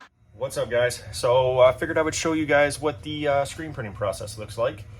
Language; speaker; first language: English; native; English